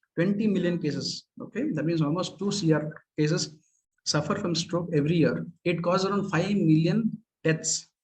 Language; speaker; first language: English; non-native, local second language; Kannada